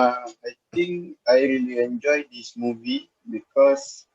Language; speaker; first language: English; non-native, learner; Malay